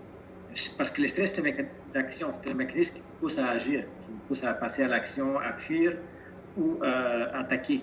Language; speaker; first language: French; native; French